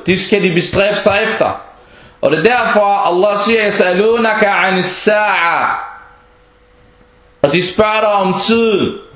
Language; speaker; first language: Danish; non-native, fluent; Arabic